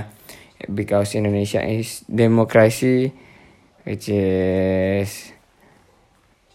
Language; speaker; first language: English; non-native, learner; Indonesian